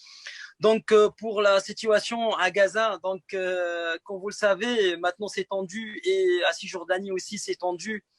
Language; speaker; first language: French; non-native, fluent; Arabic